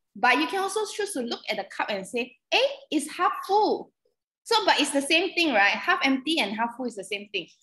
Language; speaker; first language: English; non-native, local second language; Chinese